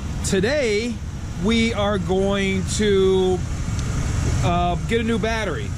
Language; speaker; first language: English; native; English